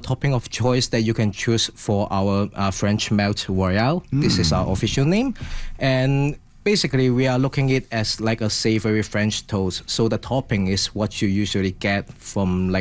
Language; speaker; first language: English; non-native, local second language; Cantonese